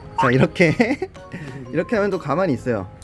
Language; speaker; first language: Korean; native; Korean